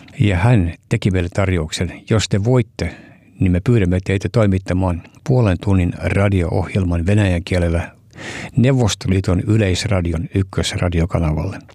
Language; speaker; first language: Finnish; early bilingual, heritage; Finnish